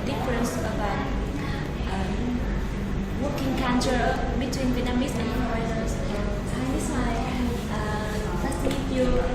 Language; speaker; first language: English; non-native, learner; Vietnamese